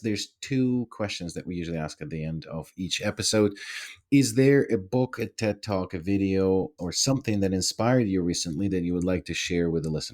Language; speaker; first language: English; non-native, fluent; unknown